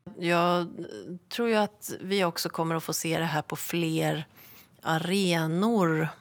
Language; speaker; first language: Swedish; native; Swedish